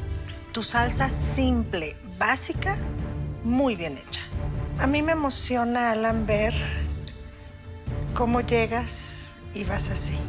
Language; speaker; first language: Spanish; native; Spanish